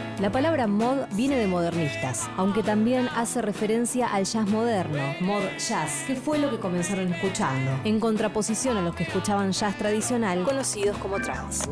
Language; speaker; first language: Spanish; native; Spanish